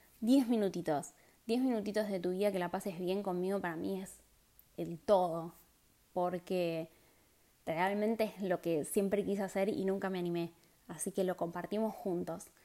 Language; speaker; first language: Spanish; native; Spanish